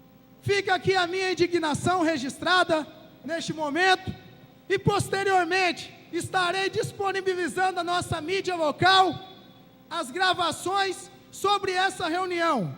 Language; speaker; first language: Portuguese; native; Portuguese